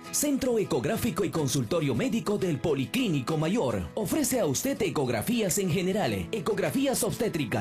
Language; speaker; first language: Spanish; native; Spanish